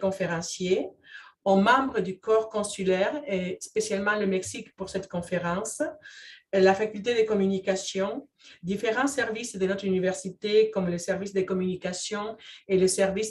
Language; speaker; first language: French; non-native, fluent; Spanish